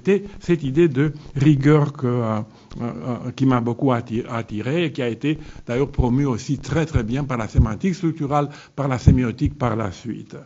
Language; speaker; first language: French; non-native, fluent; Romanian